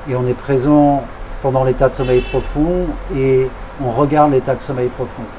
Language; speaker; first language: French; native; French